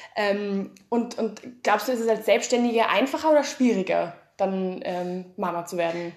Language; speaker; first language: German; native; German